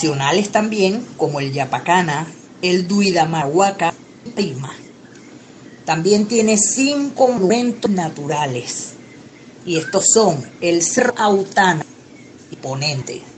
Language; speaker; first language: Spanish; native; Spanish